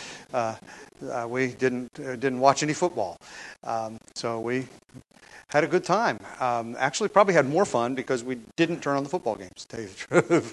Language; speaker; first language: English; native; English